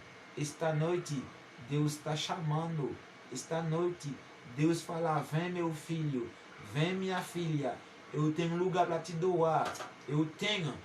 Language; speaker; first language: Portuguese; non-native, learner; Haitian Creole